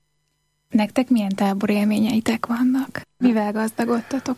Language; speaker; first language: Hungarian; native; Hungarian